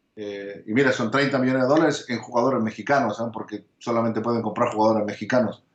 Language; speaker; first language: Spanish; early bilingual, heritage; Spanish